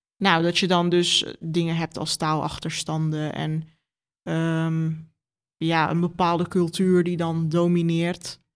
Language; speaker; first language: Dutch; early bilingual, other home language; Turkish